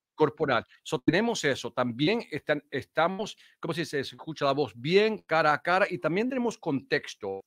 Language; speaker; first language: Spanish; early bilingual, heritage; Spanish